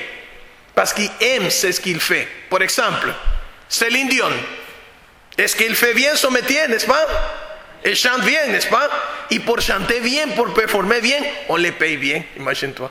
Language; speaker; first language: French; non-native, fluent; Spanish